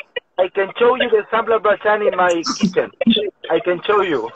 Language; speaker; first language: English; non-native, learner; Spanish